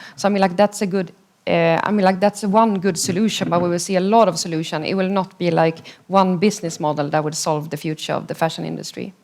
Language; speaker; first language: English; non-native, fluent; Swedish